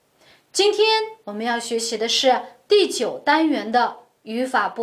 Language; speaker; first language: Chinese; non-native, local second language; Uyghur